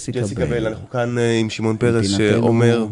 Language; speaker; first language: Hebrew; native; Hebrew